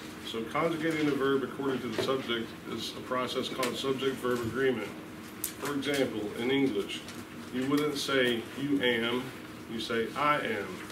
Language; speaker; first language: English; native; English